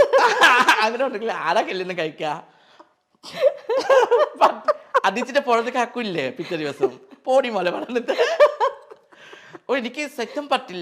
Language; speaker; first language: Malayalam; non-native, learner; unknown